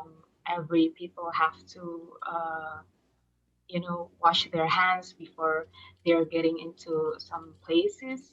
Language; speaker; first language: English; non-native, fluent; Indonesian